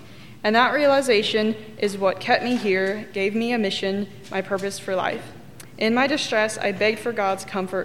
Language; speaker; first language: English; native; English